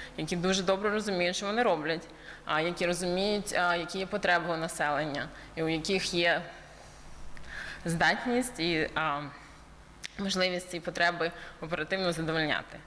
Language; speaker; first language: Ukrainian; early bilingual, heritage; Ukrainian